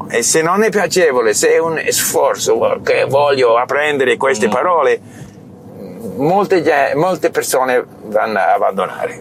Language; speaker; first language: Italian; non-native, learner; English